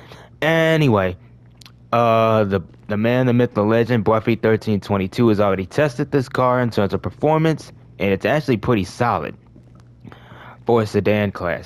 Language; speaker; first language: English; native; English